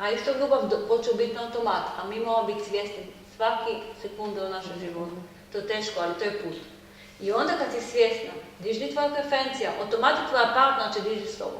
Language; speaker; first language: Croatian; non-native, learner; Hebrew